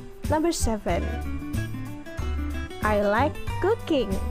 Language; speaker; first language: English; non-native, fluent; Indonesian